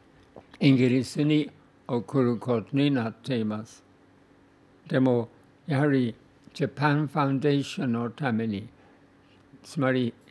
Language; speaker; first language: Japanese; non-native, fluent; English